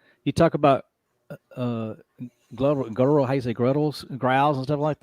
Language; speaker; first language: English; native; English